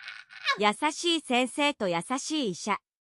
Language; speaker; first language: Japanese; non-native, learner; English